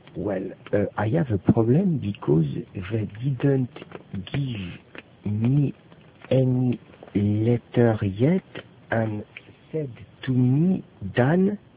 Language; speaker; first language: English; non-native, learner; French